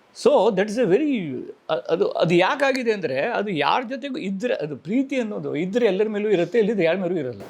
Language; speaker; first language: Kannada; non-native, local second language; Konkani